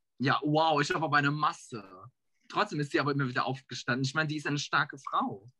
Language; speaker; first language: German; early bilingual, other home language; Turkish